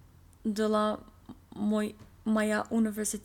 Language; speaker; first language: Russian; non-native, learner; English